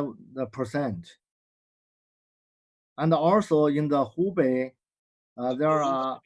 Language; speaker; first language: English; non-native, learner; Chinese